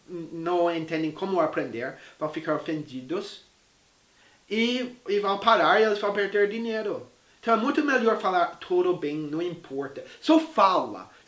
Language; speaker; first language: Portuguese; non-native, fluent; English